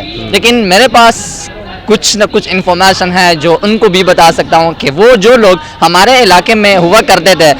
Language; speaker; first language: Hindi; non-native, local second language; Pashto